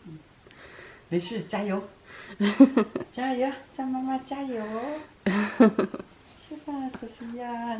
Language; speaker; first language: Chinese; native; Chinese